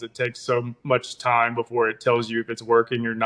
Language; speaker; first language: English; native; English